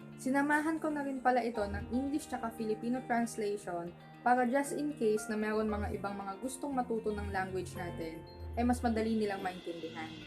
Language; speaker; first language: Filipino; native; Filipino